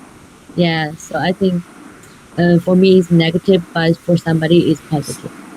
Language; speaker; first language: English; non-native, learner; Chinese